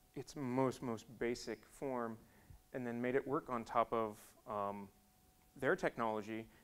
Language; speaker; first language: English; native; English